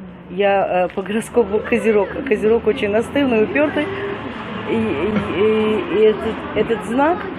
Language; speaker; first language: Russian; non-native, fluent; Turkish